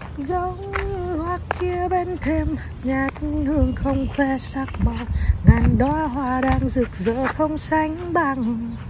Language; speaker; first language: Vietnamese; native; Vietnamese